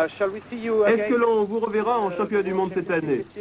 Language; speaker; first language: French; native; French